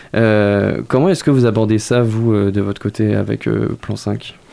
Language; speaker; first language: French; native; French